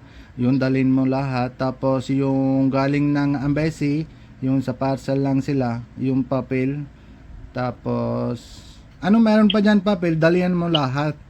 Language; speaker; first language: Filipino; non-native, learner; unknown